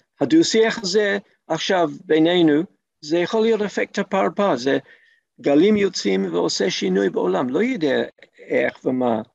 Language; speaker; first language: Hebrew; non-native, fluent; English